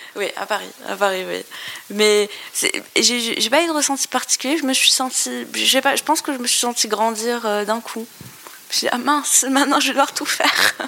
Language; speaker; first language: French; non-native, local second language; Arabic